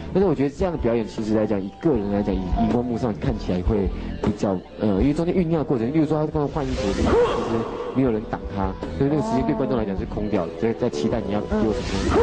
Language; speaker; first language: Chinese; native; Chinese